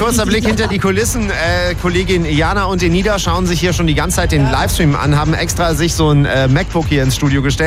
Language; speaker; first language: German; native; German